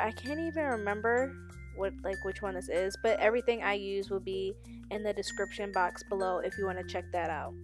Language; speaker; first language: English; native; English